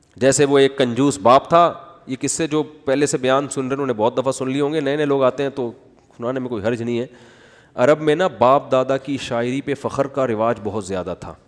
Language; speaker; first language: Urdu; native; Urdu